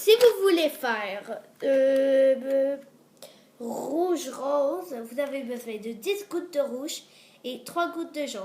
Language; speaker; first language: French; native; French